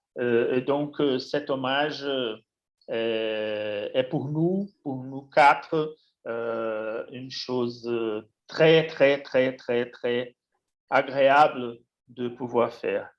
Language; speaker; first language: French; non-native, fluent; Portuguese